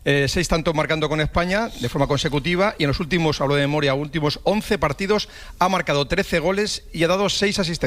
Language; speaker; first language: Spanish; native; Spanish